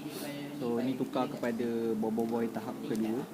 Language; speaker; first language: Malay; native; Malay